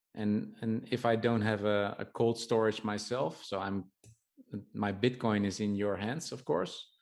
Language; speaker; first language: English; non-native, fluent; Dutch